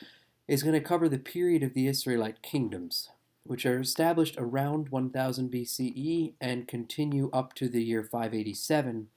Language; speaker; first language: English; native; English